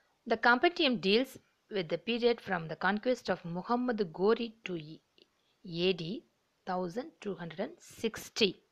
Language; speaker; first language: English; non-native, local second language; Tamil